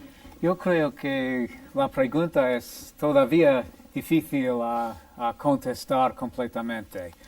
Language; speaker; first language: Spanish; non-native, fluent; English